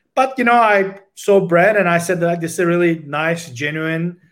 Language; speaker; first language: English; non-native, fluent; Turkish